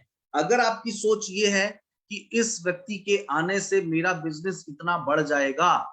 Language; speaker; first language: Hindi; native; Hindi